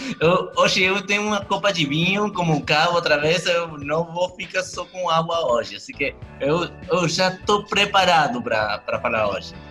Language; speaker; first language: Portuguese; non-native, learner; Spanish